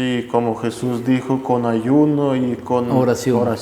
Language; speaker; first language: Spanish; non-native, fluent; Russian